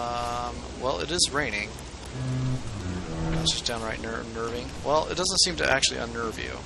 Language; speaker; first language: English; native; English